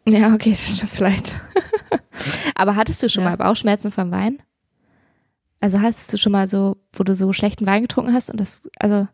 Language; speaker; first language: German; native; German